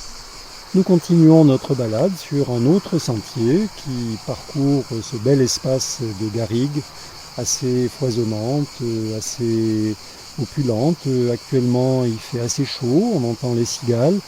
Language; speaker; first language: French; native; French